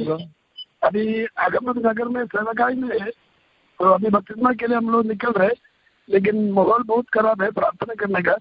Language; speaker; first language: Hindi; non-native, local second language; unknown